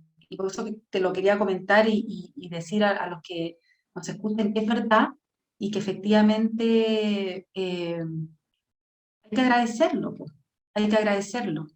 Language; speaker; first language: Spanish; native; Spanish